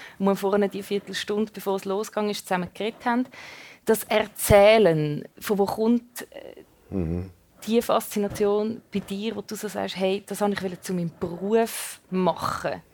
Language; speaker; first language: German; native; German